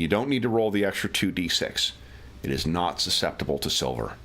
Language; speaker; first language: English; native; English